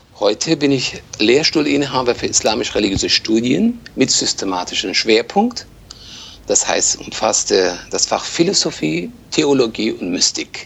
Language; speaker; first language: German; non-native, fluent; Persian